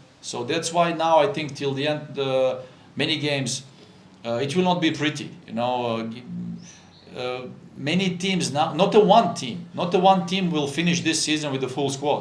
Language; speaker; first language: English; non-native, fluent; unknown